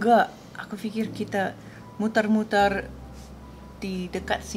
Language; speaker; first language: Indonesian; non-native, learner; English